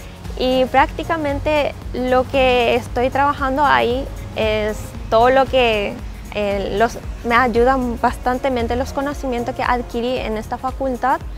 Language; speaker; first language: Spanish; non-native, fluent; Japanese